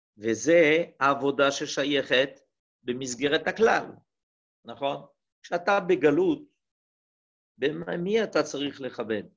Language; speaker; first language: Hebrew; non-native, fluent; French